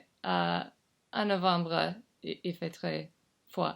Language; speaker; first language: French; non-native, learner; English